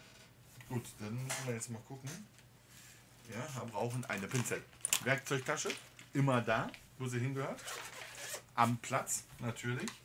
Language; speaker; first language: German; native; German